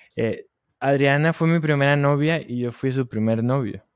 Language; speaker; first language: Spanish; native; Spanish